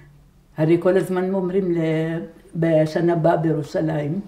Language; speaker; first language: Hebrew; non-native, fluent; Arabic